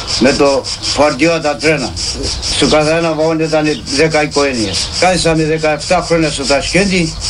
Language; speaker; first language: Greek; early bilingual, heritage; Greek